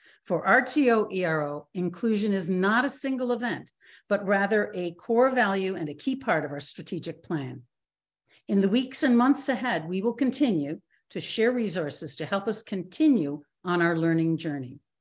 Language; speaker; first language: English; native; English